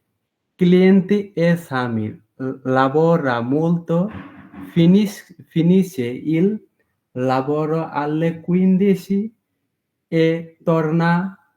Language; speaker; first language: Italian; non-native, learner; Bangla